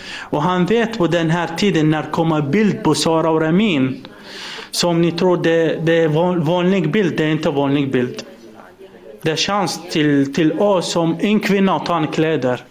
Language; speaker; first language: Swedish; non-native, learner; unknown